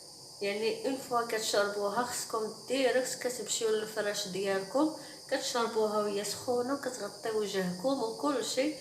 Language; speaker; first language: Arabic; native; Arabic